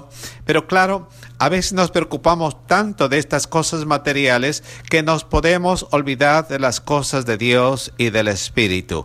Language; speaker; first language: Spanish; native; Spanish